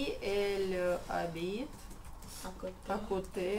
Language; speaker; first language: French; non-native, learner; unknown